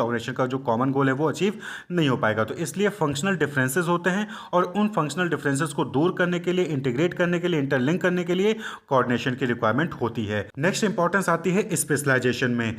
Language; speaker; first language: Hindi; native; Hindi